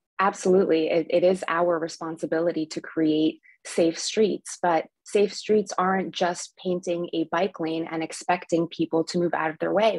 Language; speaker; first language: English; early bilingual, other home language; Spanish